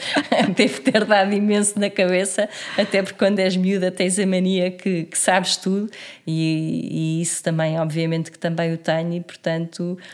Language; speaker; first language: Portuguese; native; Portuguese